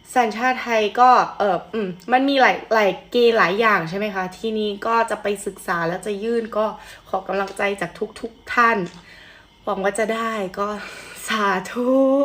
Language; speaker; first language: Thai; early bilingual, other home language; Russian